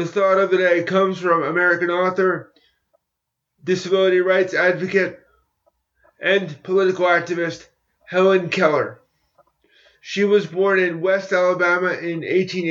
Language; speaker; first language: English; native; English